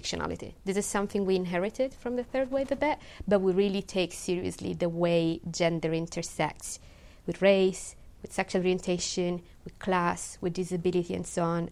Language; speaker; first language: English; non-native, fluent; Italian